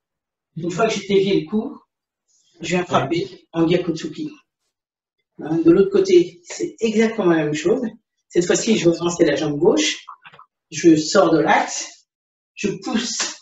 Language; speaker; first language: French; native; French